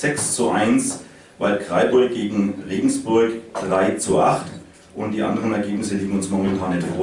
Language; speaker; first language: German; native; German